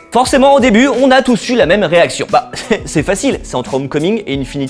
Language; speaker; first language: French; native; French